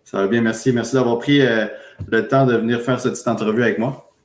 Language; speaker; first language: French; native; French